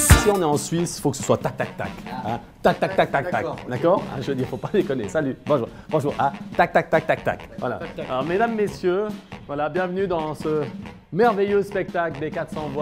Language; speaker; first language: French; native; French